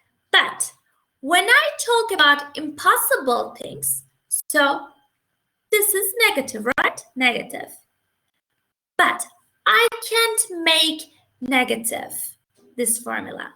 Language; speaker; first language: English; non-native, fluent; Turkish